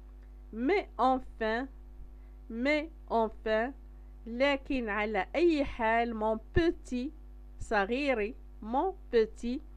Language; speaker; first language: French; non-native, local second language; Arabic